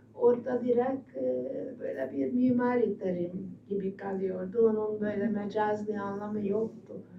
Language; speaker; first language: Turkish; non-native, fluent; Hungarian